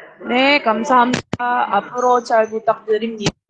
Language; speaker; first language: Korean; non-native, learner; Indonesian